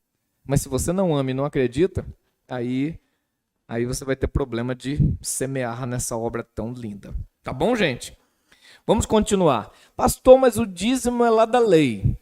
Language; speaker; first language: Portuguese; native; Portuguese